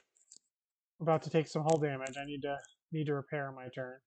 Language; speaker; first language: English; native; English